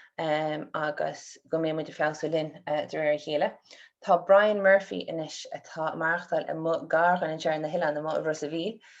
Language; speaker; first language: Irish; native; Irish